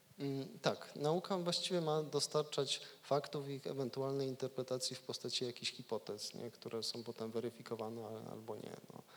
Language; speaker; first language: Polish; native; Polish